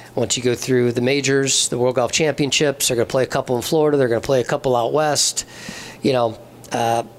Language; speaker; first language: English; native; English